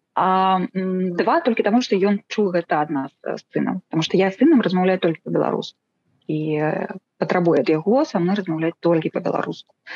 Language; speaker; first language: Belarusian; non-native, local second language; Russian